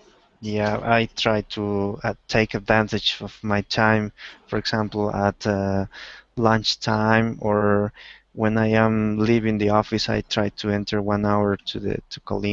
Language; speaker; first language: English; non-native, learner; Spanish